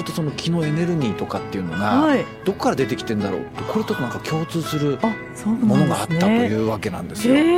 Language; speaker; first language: Japanese; native; Japanese